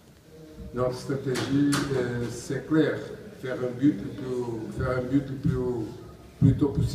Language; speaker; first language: French; non-native, learner; Portuguese